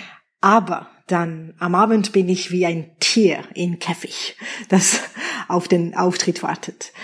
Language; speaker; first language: German; non-native, fluent; Georgian